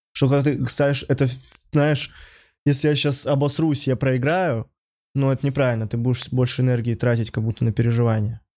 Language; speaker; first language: Russian; native; Russian